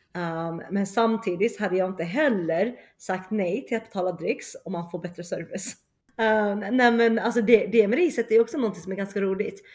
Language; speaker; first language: Swedish; early bilingual, other home language; Chinese